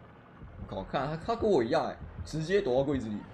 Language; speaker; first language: Chinese; native; Chinese